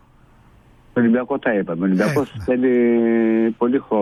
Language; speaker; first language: Greek; non-native, fluent; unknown